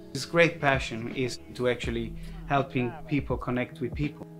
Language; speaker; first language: English; non-native, fluent; Italian